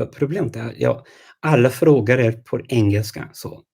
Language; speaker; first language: Swedish; non-native, fluent; English